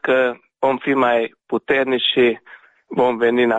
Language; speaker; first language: Romanian; non-native, local second language; Hungarian